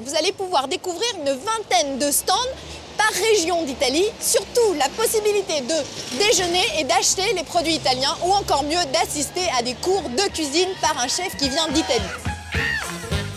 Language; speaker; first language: French; native; French